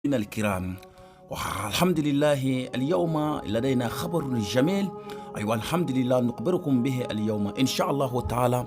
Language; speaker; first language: Arabic; non-native, fluent; Bambara